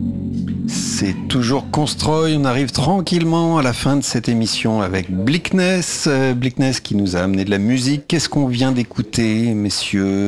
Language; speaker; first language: French; native; French